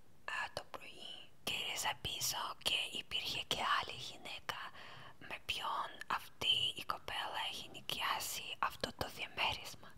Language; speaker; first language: Greek; non-native, learner; Ukrainian